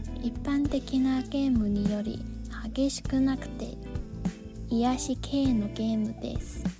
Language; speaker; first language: Japanese; non-native, learner; Chinese